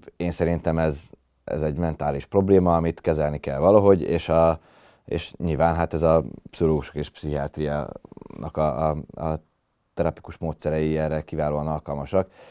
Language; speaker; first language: Hungarian; native; Hungarian